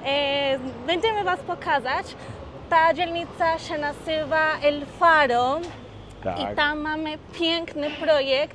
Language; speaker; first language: Polish; non-native, learner; Spanish